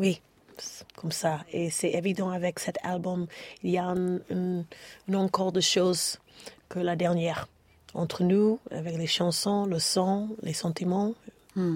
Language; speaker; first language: French; non-native, learner; English